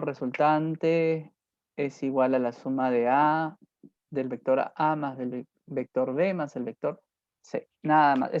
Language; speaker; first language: Spanish; native; Spanish